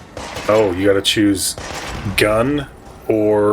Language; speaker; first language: English; native; English